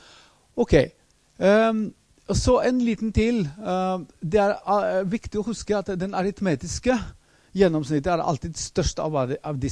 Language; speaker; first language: Norwegian; non-native, fluent; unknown